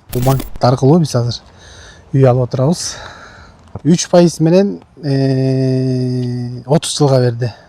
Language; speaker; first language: Kyrgyz; native; Kyrgyz